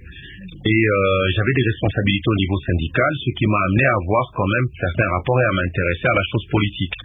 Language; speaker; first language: French; non-native, local second language; Lingala